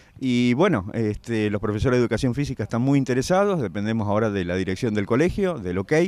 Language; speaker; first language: Spanish; native; Spanish